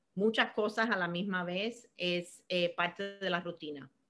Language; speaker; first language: Spanish; early bilingual, heritage; Spanish